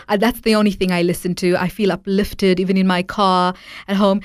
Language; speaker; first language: English; native; English